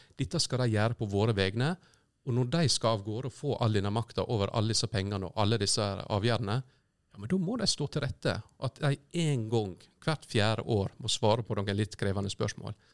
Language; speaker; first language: Norwegian; native; Norwegian